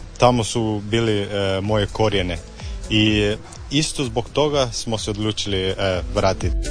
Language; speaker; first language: Croatian; early bilingual, heritage; Croatian